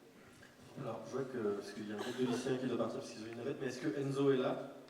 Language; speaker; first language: French; native; French